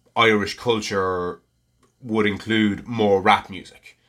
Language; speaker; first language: English; native; English